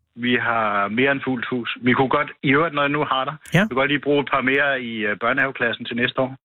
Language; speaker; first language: Danish; native; Danish